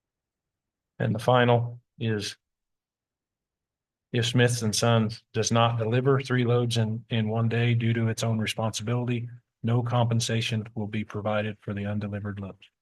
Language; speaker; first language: English; native; English